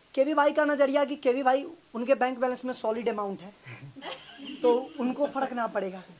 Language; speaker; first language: Hindi; native; Hindi